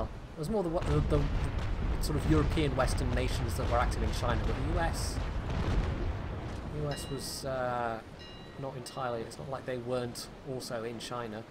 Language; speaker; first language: English; native; English